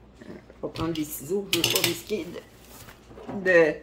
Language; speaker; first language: French; native; French